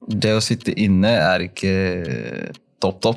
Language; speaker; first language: Norwegian; early bilingual, other home language; Somali